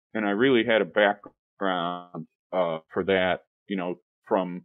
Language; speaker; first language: English; native; English